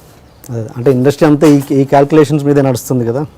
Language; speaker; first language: Telugu; native; Telugu